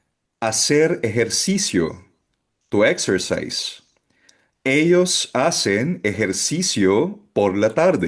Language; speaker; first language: Spanish; non-native, fluent; Filipino